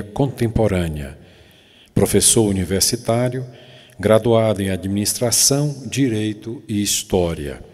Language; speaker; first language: Portuguese; native; Portuguese